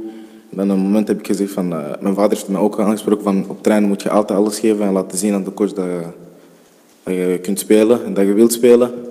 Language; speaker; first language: Dutch; early bilingual, other home language; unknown